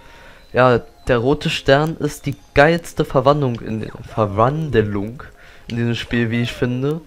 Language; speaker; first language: German; native; German